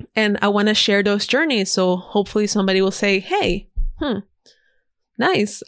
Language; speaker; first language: English; non-native, fluent; Spanish